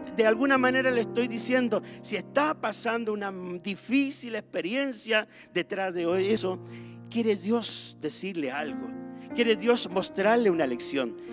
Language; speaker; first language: Spanish; native; Spanish